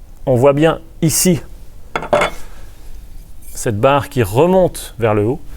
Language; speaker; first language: French; native; French